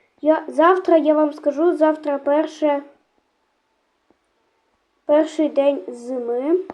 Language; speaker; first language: Ukrainian; non-native, local second language; Russian